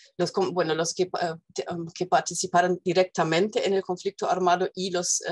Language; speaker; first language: Spanish; non-native, fluent; German